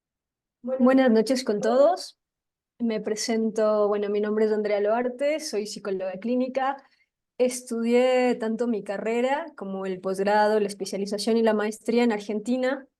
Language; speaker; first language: Spanish; native; Spanish